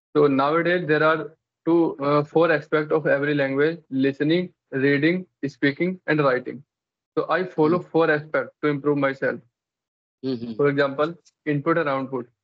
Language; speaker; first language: English; non-native, local second language; Hindi